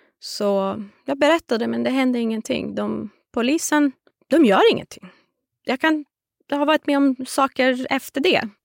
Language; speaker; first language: Swedish; non-native, fluent; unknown